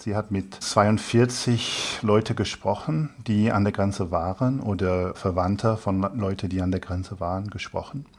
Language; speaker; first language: German; non-native, fluent; English